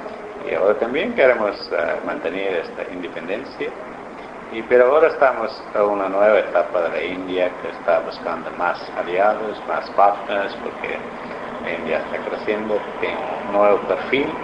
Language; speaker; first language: Spanish; non-native, learner; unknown